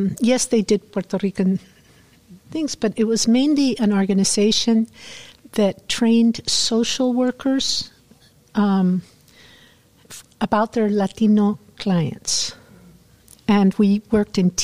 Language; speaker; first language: English; non-native, fluent; Spanish